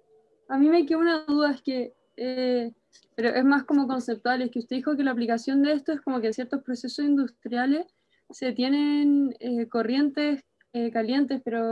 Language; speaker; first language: Spanish; native; Spanish